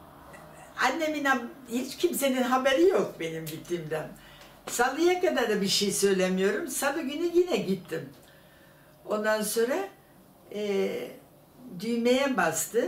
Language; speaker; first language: Turkish; non-native, fluent; German